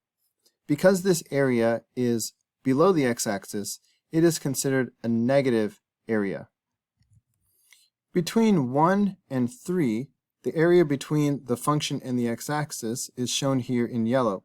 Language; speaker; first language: English; native; English